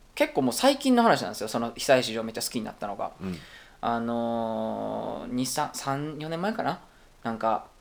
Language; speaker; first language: Japanese; native; Japanese